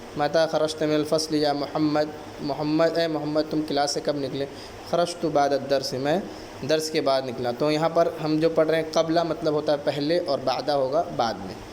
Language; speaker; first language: Urdu; native; Urdu